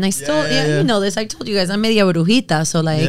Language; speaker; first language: English; early bilingual, other home language; Spanish